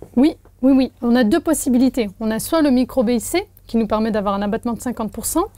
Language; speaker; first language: French; native; French